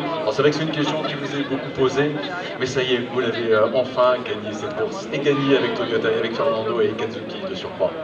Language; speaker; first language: French; native; French